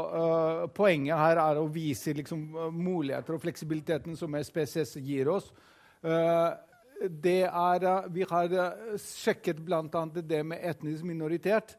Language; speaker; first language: Norwegian; non-native, fluent; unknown